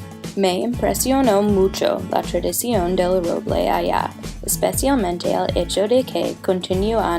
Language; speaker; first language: Spanish; non-native, learner; English